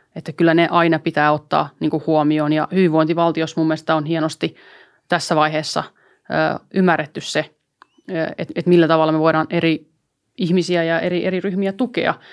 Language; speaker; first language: Finnish; early bilingual, other home language; Albanian